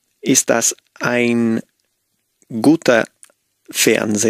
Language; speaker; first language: German; non-native, learner; Spanish